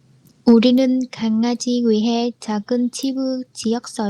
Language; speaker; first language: Korean; non-native, learner; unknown